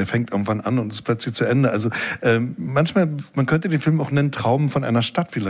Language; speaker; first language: German; native; German